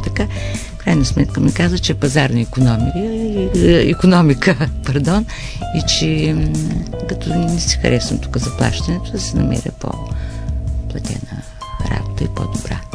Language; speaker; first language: Bulgarian; native; Bulgarian